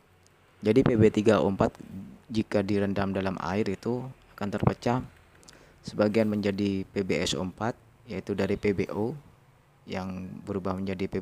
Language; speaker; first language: Indonesian; non-native, local second language; Madurese